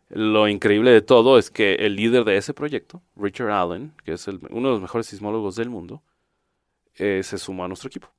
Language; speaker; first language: Spanish; native; Spanish